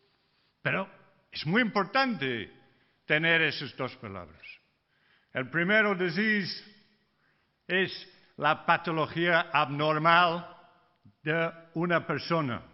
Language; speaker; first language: Spanish; non-native, fluent; English